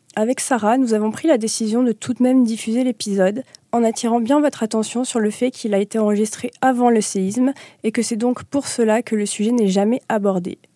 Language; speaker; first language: French; native; French